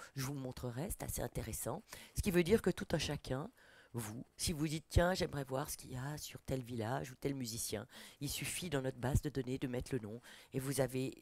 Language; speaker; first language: French; native; French